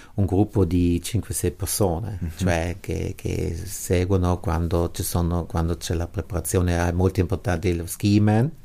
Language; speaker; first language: Italian; non-native, local second language; German